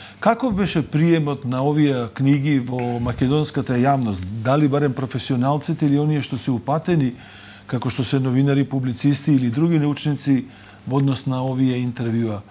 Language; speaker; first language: Macedonian; native; Macedonian